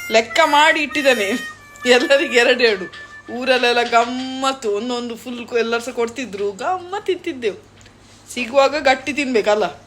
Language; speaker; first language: Kannada; non-native, local second language; Tulu